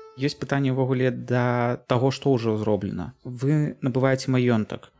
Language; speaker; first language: Belarusian; native; Belarusian